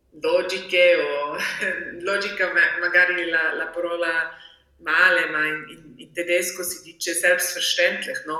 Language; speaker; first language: Italian; non-native, local second language; German